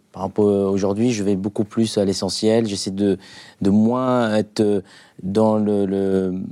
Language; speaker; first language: French; non-native, local second language; Arabic